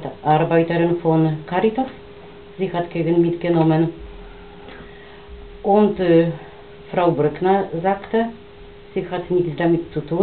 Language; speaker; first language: German; non-native, local second language; Polish